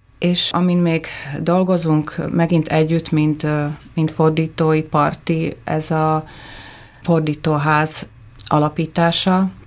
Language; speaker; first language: Hungarian; native; Hungarian